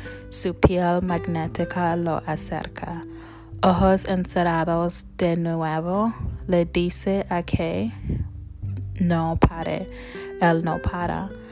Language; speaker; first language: Spanish; non-native, learner; English